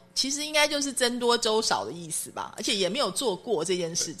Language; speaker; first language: Chinese; native; Chinese